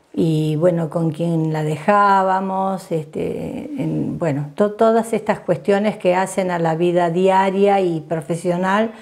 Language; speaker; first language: Spanish; native; Spanish